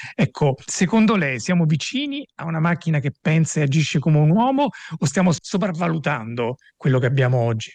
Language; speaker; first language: Italian; native; Italian